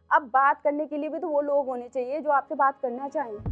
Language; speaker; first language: Hindi; native; Hindi